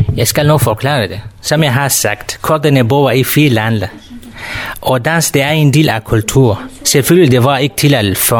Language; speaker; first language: Danish; non-native, learner; Kurdish